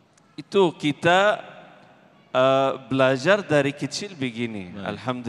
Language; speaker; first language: Indonesian; non-native, learner; Arabic